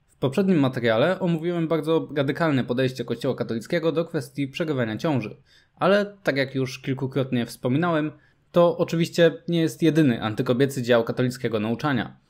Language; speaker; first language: Polish; native; Polish